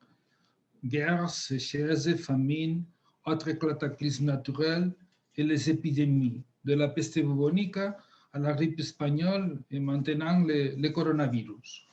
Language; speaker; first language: French; non-native, fluent; Spanish